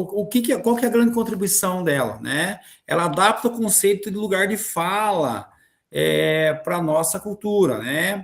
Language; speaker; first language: Portuguese; native; Portuguese